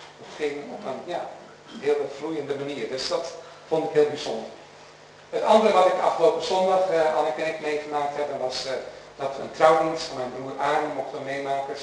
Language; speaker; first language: Dutch; native; Dutch